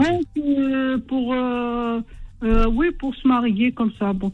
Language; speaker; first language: French; non-native, learner; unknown